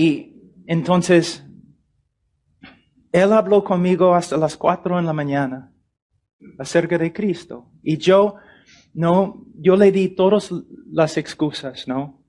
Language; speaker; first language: Spanish; non-native, fluent; English